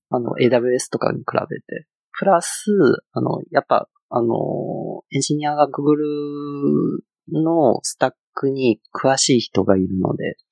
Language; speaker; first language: Japanese; non-native, fluent; Chinese